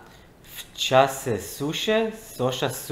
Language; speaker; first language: Polish; non-native, learner; Hebrew